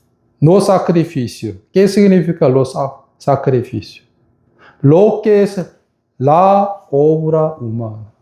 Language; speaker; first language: Spanish; non-native, fluent; Korean